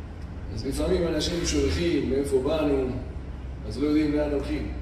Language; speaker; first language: Hebrew; non-native, fluent; Spanish